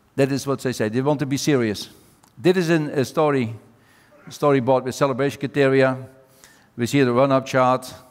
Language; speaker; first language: English; non-native, fluent; Dutch